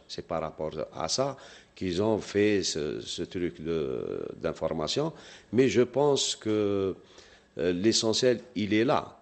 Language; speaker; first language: French; non-native, local second language; Arabic